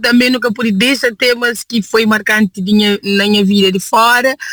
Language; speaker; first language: Portuguese; non-native, local second language; Kabuverdianu